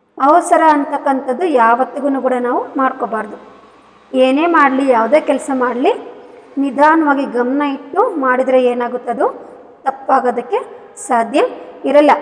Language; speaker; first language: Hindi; non-native, local second language; Kannada